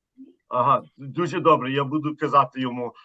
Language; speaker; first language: Ukrainian; early bilingual, heritage; Ukrainian